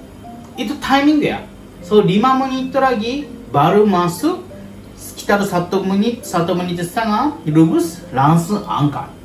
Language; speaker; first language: Indonesian; non-native, learner; Japanese